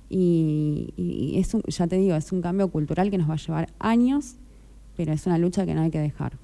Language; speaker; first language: Spanish; native; Spanish